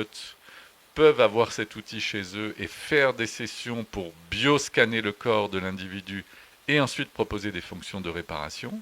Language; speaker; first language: French; native; French